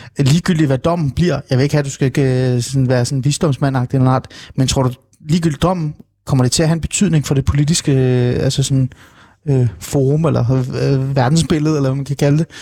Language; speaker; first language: Danish; non-native, local second language; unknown